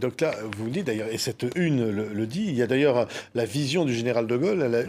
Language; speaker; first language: French; native; French